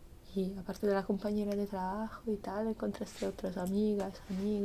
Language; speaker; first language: Spanish; non-native, learner; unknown